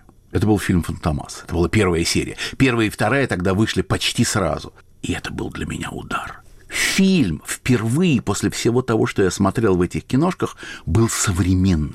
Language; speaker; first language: Russian; native; Russian